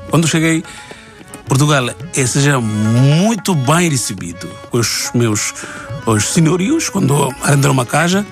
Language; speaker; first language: Portuguese; non-native, learner; Bangla